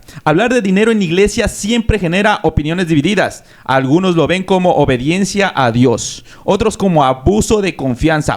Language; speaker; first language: Spanish; native; Spanish